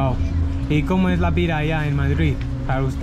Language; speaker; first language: Spanish; non-native, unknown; English